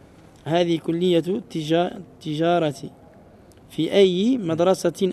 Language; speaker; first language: Arabic; early bilingual, heritage; Arabic